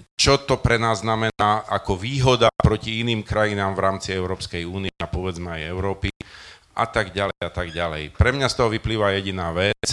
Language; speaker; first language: Slovak; native; Slovak